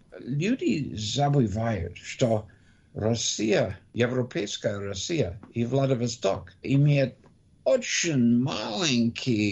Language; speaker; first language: Russian; non-native, learner; English